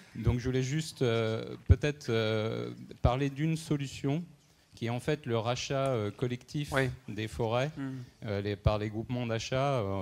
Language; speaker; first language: French; native; French